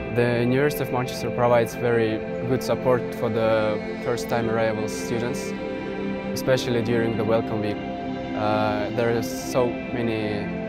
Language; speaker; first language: English; non-native, fluent; Kazakh